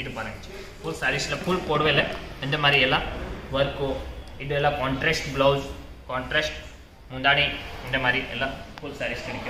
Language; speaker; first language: Tamil; non-native, learner; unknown